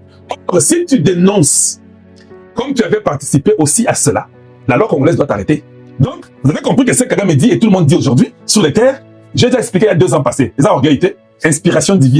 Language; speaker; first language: French; non-native, local second language; Lingala